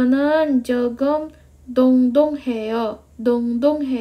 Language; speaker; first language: Korean; non-native, learner; Indonesian